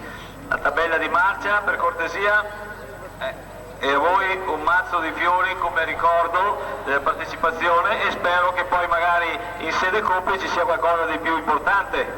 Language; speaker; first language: Italian; native; Italian